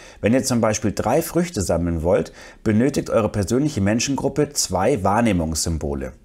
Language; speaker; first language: German; native; German